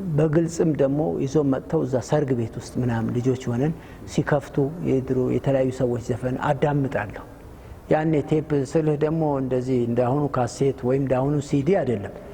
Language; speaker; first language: Amharic; non-native, local second language; Sebat Bet Gurage